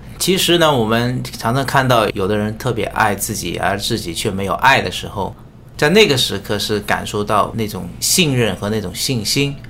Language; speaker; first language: Chinese; native; Chinese